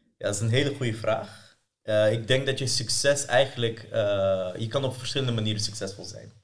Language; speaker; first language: Dutch; early bilingual, other home language; Persian